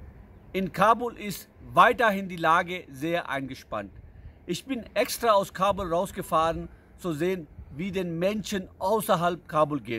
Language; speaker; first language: German; non-native, fluent; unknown